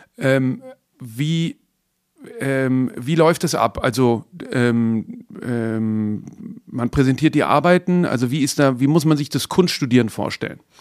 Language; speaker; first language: German; native; German